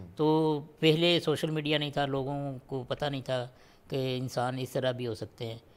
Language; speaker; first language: Urdu; non-native, local second language; Punjabi